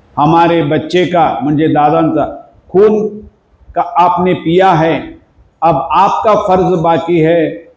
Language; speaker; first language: Hindi; non-native, local second language; Marathi